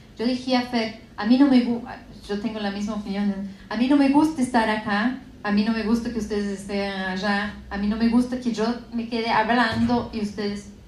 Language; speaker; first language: Spanish; non-native, fluent; Portuguese